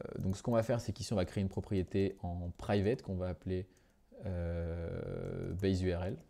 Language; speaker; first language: French; native; French